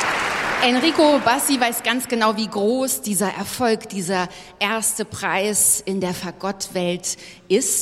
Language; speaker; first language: German; native; German